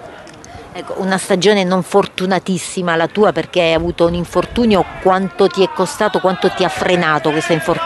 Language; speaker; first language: Italian; native; Italian